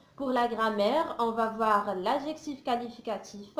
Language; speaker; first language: French; non-native, local second language; Arabic